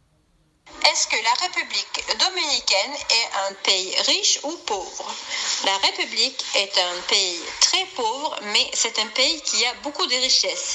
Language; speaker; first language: French; non-native, learner; Swedish